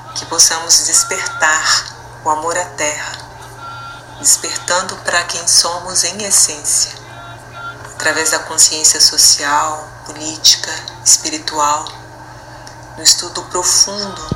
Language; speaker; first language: Portuguese; native; Portuguese